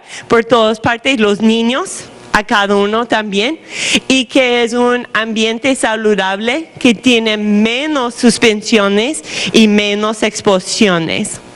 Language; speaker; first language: Spanish; non-native, fluent; English